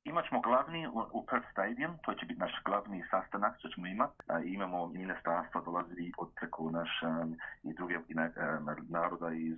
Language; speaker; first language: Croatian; early bilingual, heritage; Croatian